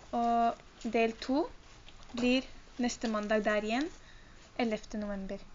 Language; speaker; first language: Norwegian; early bilingual, other home language; Urdu